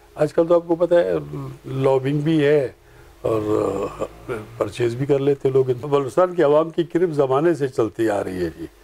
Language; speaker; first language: Urdu; non-native, local second language; Pashto